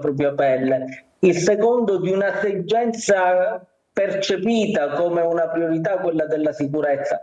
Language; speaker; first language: Italian; native; Italian